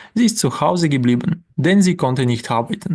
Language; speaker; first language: German; non-native, fluent; Ukrainian